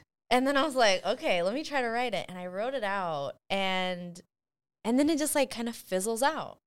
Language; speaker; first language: English; early bilingual, other home language; Spanish